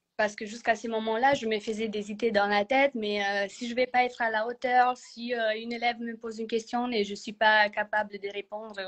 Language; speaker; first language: French; non-native, fluent; Romanian